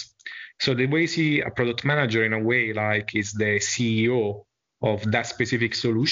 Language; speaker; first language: English; non-native, fluent; Italian